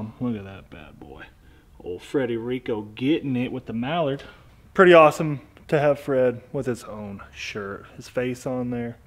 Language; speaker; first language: English; native; English